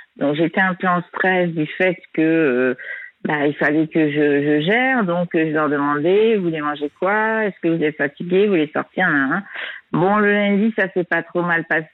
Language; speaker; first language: French; native; French